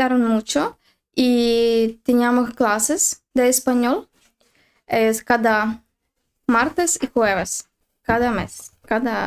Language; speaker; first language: Spanish; non-native, learner; Ukrainian